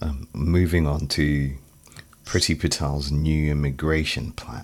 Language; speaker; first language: English; non-native, local second language; Shona